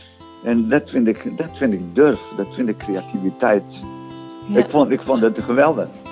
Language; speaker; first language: Dutch; non-native, fluent; Portuguese